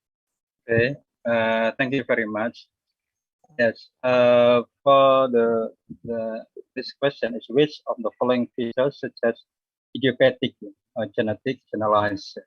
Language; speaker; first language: English; non-native, learner; Indonesian